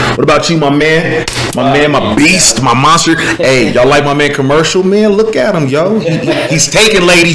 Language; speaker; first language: English; native; English